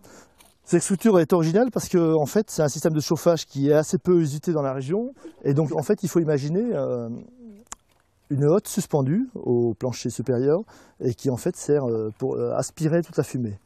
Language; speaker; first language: French; native; French